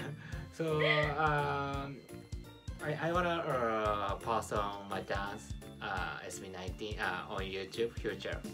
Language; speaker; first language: English; non-native, learner; Japanese